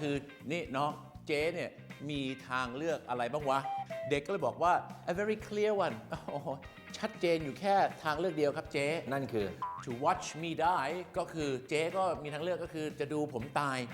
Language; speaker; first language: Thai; native; Thai